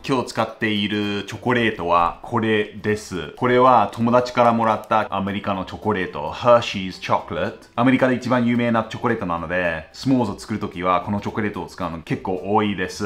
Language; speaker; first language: Japanese; non-native, fluent; English